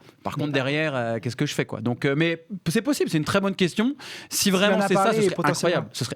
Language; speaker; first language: French; native; French